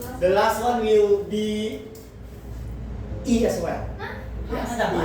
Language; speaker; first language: English; non-native, fluent; Indonesian